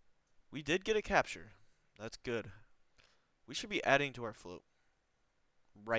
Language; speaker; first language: English; native; English